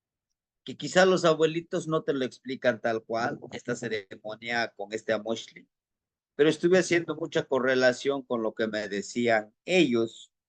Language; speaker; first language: Spanish; native; Spanish